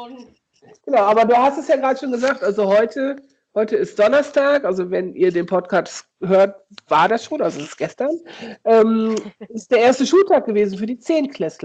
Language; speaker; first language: German; native; German